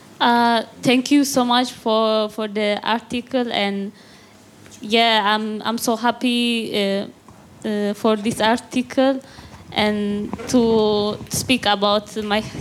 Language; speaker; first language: English; non-native, learner; Tigrinya